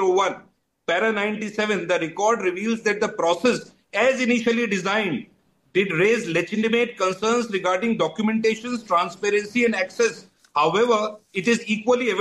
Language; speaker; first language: Hindi; native; Hindi